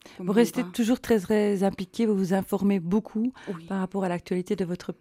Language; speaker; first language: French; native; French